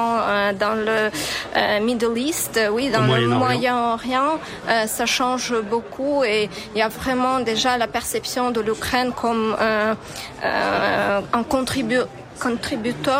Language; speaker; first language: French; non-native, fluent; Ukrainian